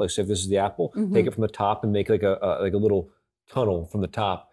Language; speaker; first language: English; native; English